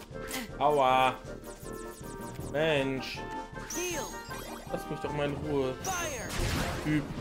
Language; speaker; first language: German; native; German